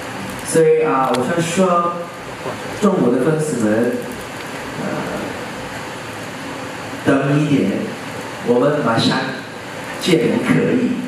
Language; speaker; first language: Chinese; non-native, learner; Korean